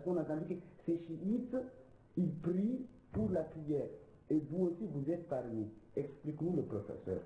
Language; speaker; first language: French; non-native, local second language; Ngazidja Comorian